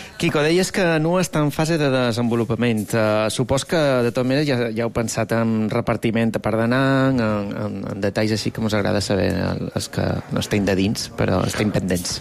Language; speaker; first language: Catalan; native; Catalan